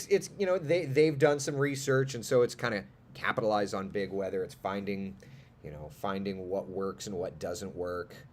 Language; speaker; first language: English; native; English